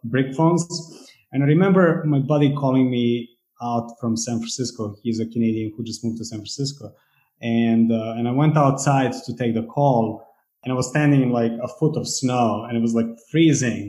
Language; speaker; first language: English; non-native, fluent; Serbian